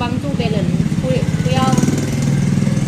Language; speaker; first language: Chinese; non-native, fluent; Lao